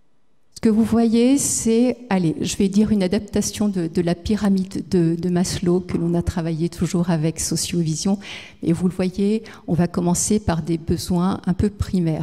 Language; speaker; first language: French; native; French